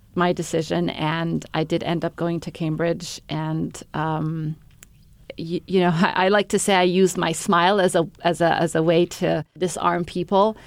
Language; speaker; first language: English; non-native, fluent; Arabic